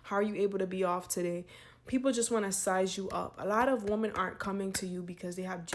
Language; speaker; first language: English; native; English